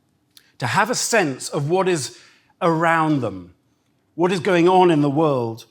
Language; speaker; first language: English; native; English